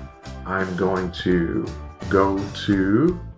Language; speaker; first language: English; native; English